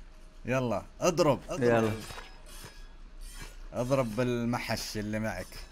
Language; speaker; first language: Arabic; native; Arabic